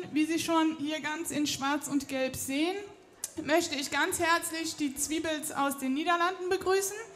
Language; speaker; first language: German; native; German